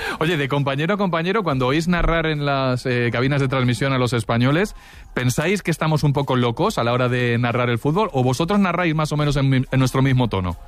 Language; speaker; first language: Spanish; native; Spanish